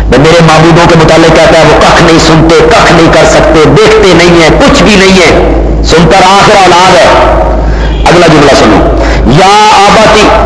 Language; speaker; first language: Urdu; non-native, local second language; Punjabi